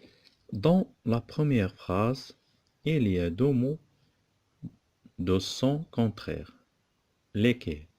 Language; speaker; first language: French; non-native, local second language; Arabic